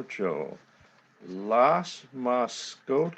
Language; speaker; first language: Spanish; non-native, learner; English